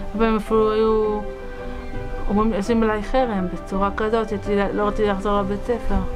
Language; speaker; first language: Hebrew; native; Hebrew